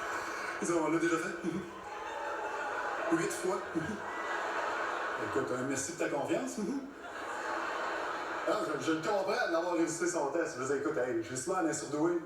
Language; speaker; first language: French; native; French